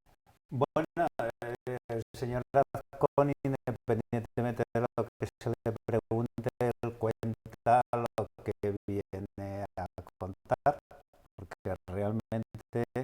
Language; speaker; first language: Spanish; native; Spanish